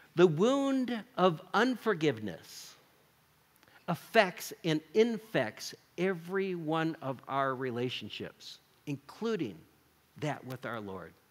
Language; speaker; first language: English; native; English